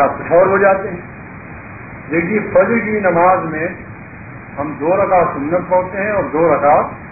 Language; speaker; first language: Urdu; native; Urdu